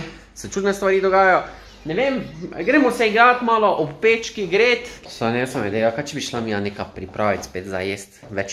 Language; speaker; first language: Slovenian; native; Slovenian